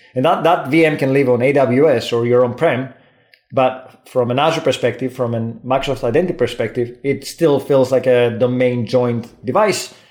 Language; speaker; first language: English; non-native, fluent; Greek